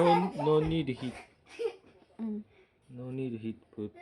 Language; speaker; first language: English; non-native, learner; Japanese